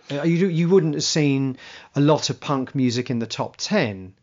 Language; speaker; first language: English; native; English